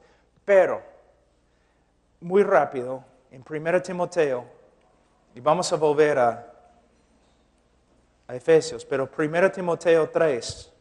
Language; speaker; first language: Spanish; non-native, fluent; English